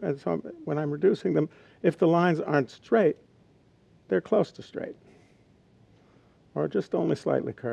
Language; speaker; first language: English; native; English